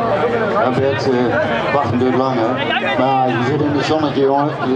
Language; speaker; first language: Dutch; native; Dutch